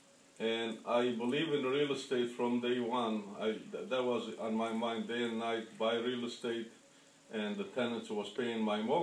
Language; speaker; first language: English; non-native, fluent; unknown